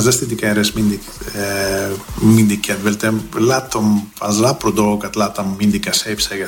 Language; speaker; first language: Hungarian; non-native, fluent; Greek